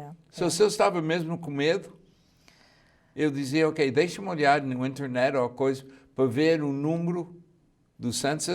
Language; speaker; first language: Portuguese; early bilingual, heritage; Portuguese